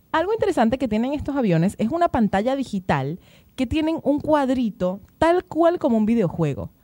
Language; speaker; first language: Spanish; native; Spanish